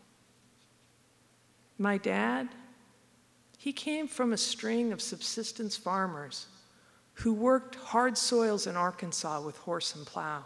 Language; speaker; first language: English; native; English